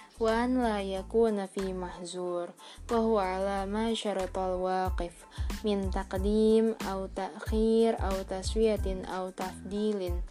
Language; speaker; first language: Arabic; non-native, fluent; Indonesian